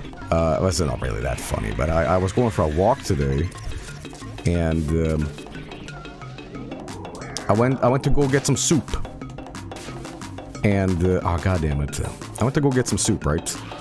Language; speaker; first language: English; non-native, fluent; Swedish